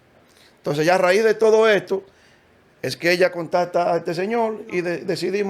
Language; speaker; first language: Spanish; native; Spanish